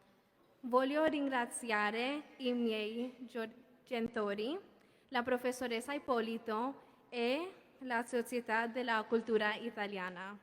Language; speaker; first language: Italian; non-native, learner; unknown